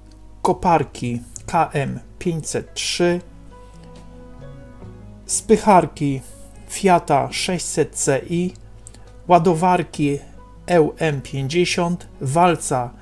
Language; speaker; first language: Polish; native; Polish